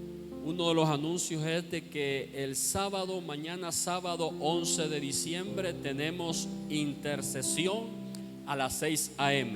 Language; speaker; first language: Spanish; native; Spanish